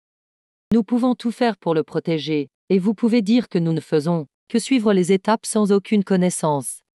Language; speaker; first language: French; non-native, learner; Tibetan